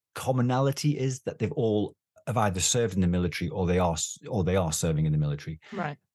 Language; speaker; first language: English; native; English